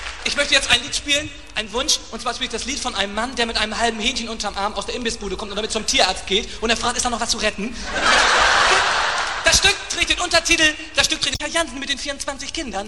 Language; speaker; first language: German; native; German